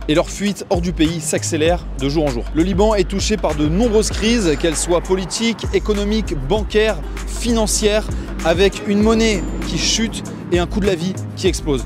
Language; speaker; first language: French; native; French